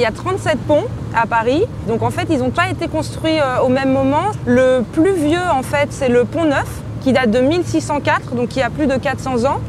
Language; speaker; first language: French; native; French